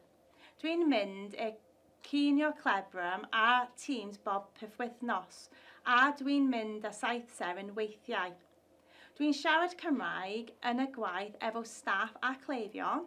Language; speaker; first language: Welsh; non-native, learner; English